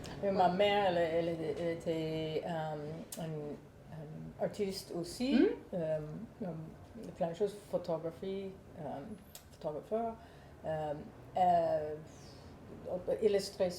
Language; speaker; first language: French; non-native, learner; English